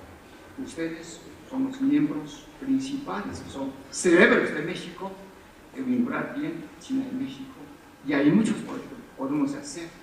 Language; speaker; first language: Spanish; non-native, fluent; Chinese